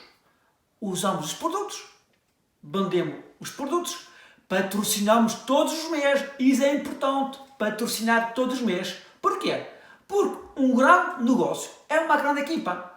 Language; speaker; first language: Portuguese; early bilingual, heritage; French